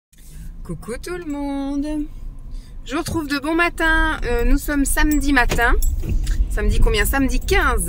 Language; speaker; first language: French; native; French